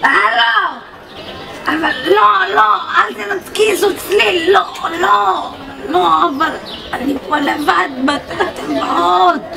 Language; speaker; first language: Hebrew; native; Hebrew